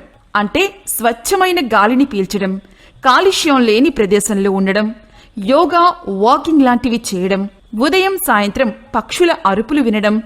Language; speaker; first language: Telugu; native; Telugu